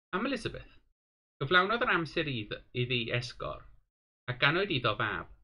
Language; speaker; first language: Welsh; non-native, local second language; English